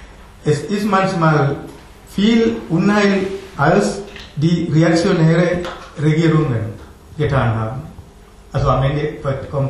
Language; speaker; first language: German; non-native, learner; Tamil